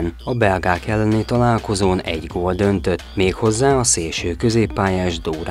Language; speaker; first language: Hungarian; native; Hungarian